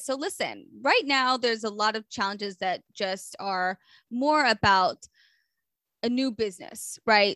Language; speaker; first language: English; native; English